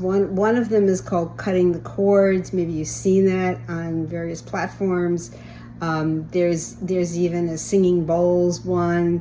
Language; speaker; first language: English; native; English